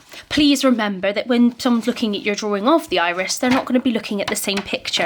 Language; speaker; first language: English; native; English